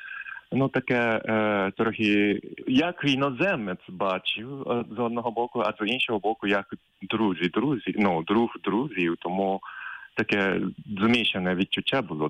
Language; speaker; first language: Ukrainian; non-native, fluent; Japanese